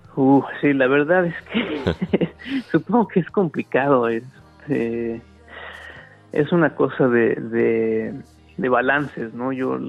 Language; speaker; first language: Spanish; native; Spanish